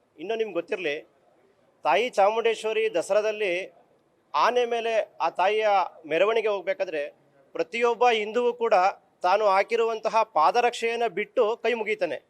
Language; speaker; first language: Kannada; native; Kannada